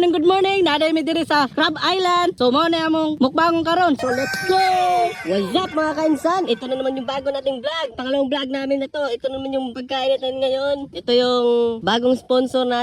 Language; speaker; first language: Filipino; non-native, local second language; Cebuano